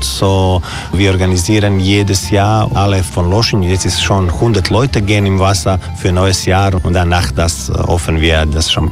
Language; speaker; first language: German; non-native, learner; Croatian